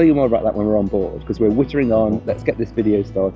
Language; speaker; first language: English; native; English